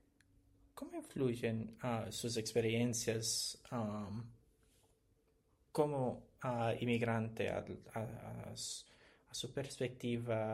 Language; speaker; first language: Spanish; non-native, learner; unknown